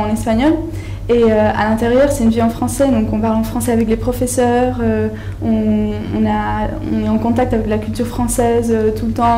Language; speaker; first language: French; non-native, fluent; Spanish